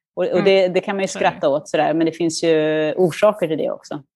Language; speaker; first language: Swedish; native; Swedish